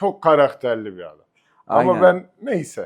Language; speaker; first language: Turkish; native; Turkish